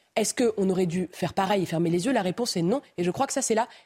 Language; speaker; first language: French; native; French